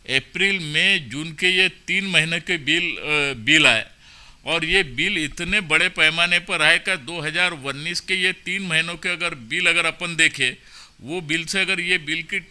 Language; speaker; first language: Hindi; non-native, local second language; Marathi